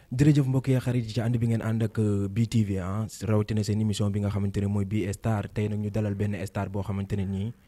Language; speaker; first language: Wolof; native; Wolof